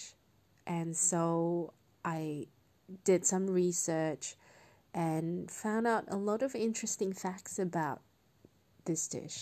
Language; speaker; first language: English; non-native, local second language; Cantonese